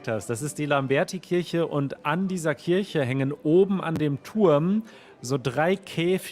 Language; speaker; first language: German; native; German